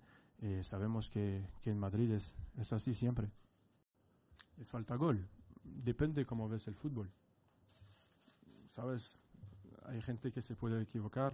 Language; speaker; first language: Spanish; non-native, fluent; French